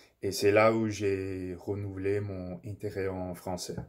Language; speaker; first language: French; non-native, local second language; English